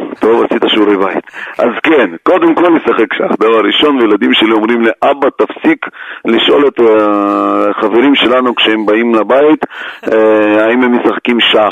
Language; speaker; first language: Hebrew; non-native, fluent; Russian